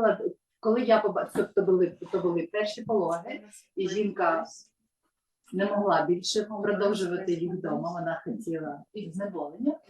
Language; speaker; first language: Ukrainian; non-native, local second language; Russian